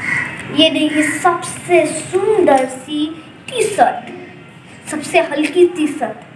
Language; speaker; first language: Hindi; native; Hindi